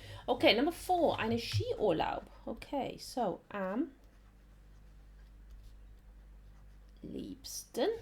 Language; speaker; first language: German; non-native, fluent; English